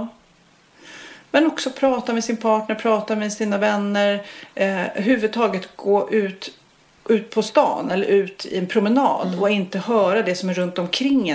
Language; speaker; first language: Swedish; native; Swedish